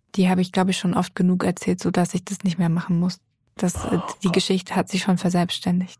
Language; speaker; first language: German; native; German